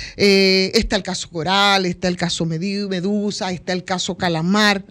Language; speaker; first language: Spanish; native; Spanish